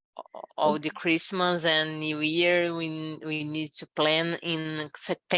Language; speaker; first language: English; non-native, learner; Portuguese